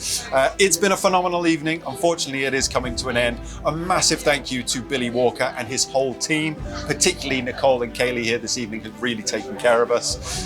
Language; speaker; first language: English; native; English